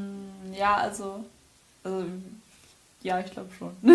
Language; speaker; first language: German; native; German